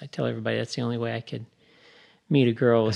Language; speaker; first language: English; native; English